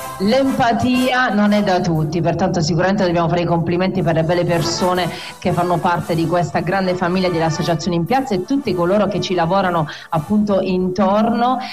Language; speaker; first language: Italian; native; Italian